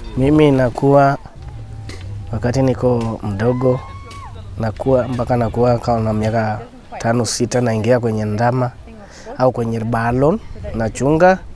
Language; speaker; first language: Swahili; non-native, local second language; Masai